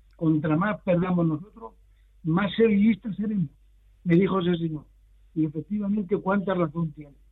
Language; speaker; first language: Spanish; native; Spanish